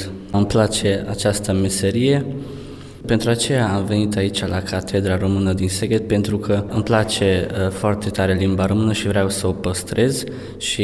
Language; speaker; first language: Romanian; early bilingual, heritage; Romanian